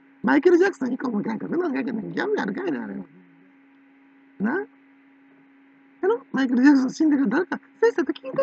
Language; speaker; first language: Japanese; native; Japanese